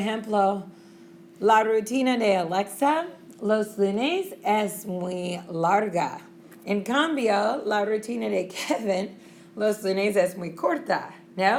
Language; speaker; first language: Spanish; non-native, fluent; English